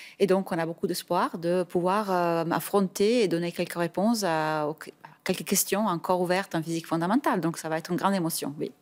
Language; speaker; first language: French; non-native, fluent; Italian